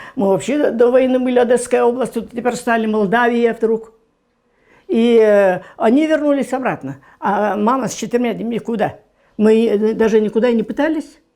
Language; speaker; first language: Russian; non-native, local second language; German